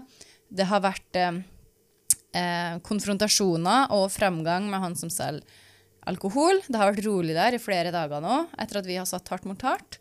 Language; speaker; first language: Norwegian; native; Norwegian